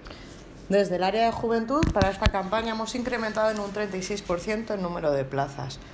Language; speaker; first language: Spanish; native; Spanish